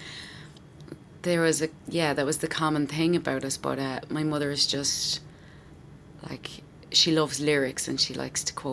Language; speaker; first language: English; native; English